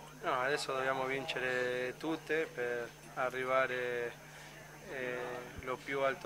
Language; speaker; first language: Italian; non-native, fluent; Spanish